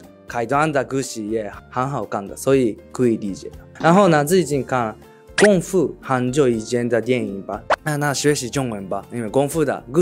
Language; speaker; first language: Chinese; non-native, learner; Japanese